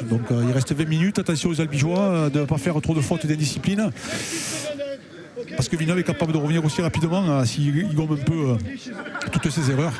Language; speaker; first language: French; native; French